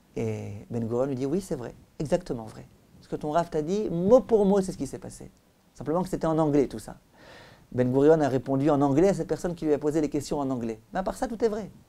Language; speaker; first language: French; native; French